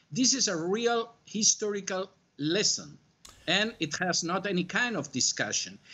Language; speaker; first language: English; non-native, fluent; Spanish